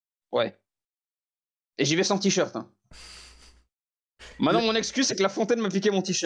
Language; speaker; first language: French; native; French